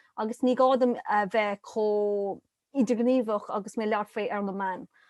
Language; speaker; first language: Irish; non-native, local second language; English